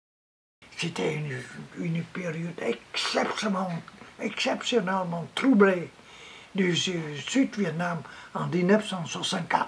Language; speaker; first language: French; non-native, local second language; Vietnamese